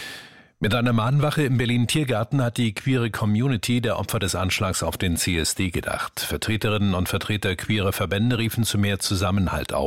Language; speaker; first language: German; native; German